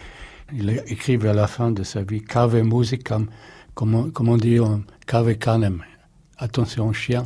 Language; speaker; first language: French; non-native, fluent; German